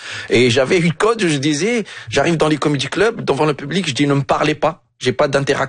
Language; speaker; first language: French; non-native, local second language; Arabic